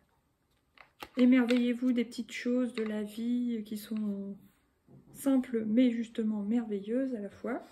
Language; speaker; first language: French; native; French